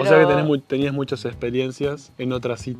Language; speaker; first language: Spanish; native; Spanish